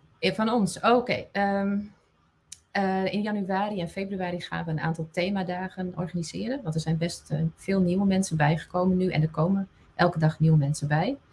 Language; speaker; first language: Dutch; non-native, local second language; Western Frisian